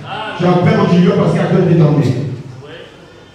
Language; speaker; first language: French; non-native, local second language; Lingala